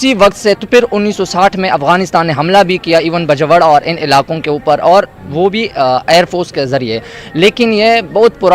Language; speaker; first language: Hindi; non-native, local second language; Pashto